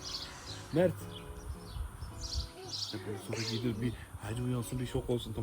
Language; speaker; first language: Turkish; native; Turkish